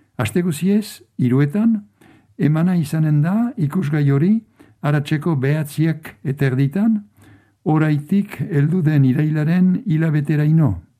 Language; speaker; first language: Basque; native; Basque